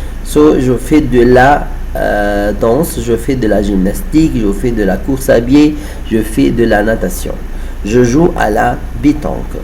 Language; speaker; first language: French; non-native, fluent; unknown